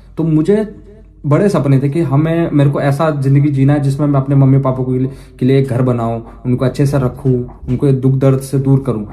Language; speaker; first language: Hindi; native; Hindi